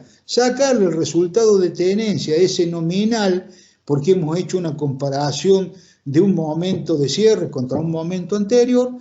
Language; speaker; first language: Spanish; native; Spanish